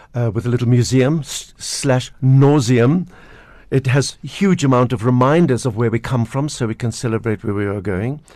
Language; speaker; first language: English; native; English